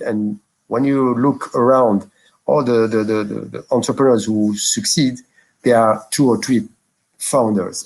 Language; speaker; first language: English; non-native, local second language; French